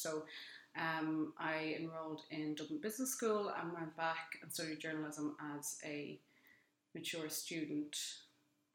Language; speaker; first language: English; native; English